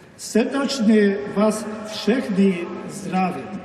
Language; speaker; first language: Czech; non-native, learner; Croatian